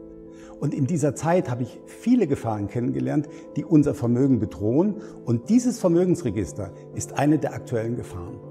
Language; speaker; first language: German; native; German